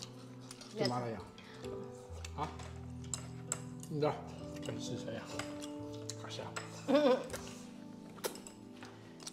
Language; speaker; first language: Indonesian; non-native, learner; Chinese